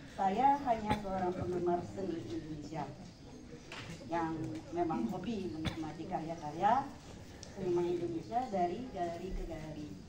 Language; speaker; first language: Indonesian; non-native, fluent; Japanese